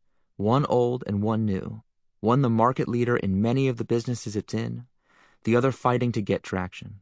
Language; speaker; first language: English; native; English